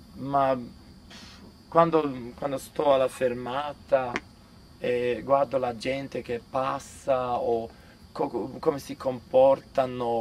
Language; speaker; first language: Italian; non-native, fluent; Serbian